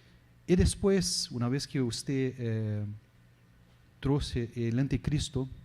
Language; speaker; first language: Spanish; non-native, learner; Portuguese